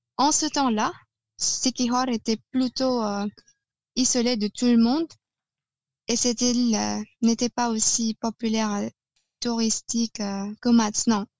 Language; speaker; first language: French; non-native, fluent; Filipino